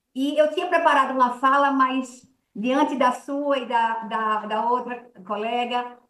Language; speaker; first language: Portuguese; native; Portuguese